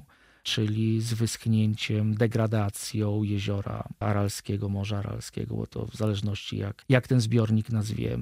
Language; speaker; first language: Polish; native; Polish